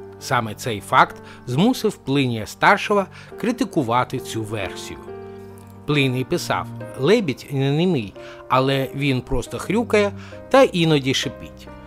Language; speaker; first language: Ukrainian; non-native, local second language; Russian